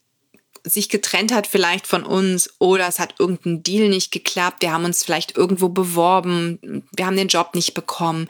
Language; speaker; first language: German; native; German